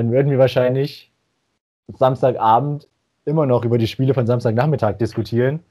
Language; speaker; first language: German; native; German